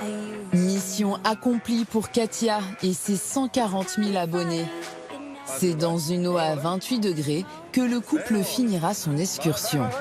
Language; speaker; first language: French; native; French